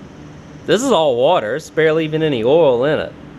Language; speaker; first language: English; native; English